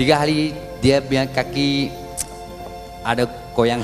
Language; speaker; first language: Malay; non-native, local second language; Chinese